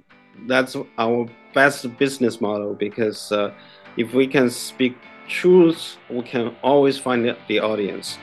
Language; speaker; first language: English; non-native, fluent; Chinese